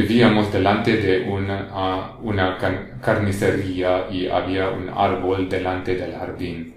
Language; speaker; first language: Spanish; non-native, learner; English